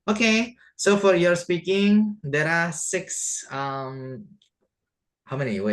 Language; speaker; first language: English; non-native, fluent; Indonesian